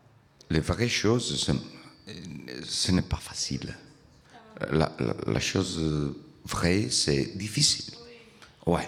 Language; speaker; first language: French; non-native, learner; Italian